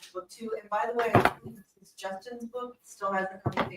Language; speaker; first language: English; native; English